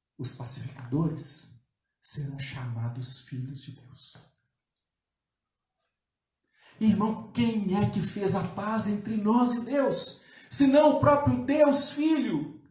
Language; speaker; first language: Portuguese; native; Portuguese